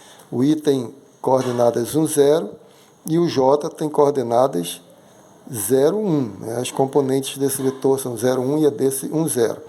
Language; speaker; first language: Portuguese; native; Portuguese